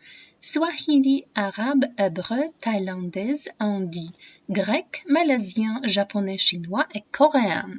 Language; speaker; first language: French; non-native, fluent; Polish